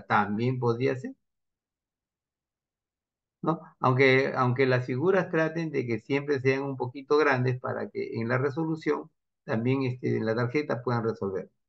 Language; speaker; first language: Spanish; native; Spanish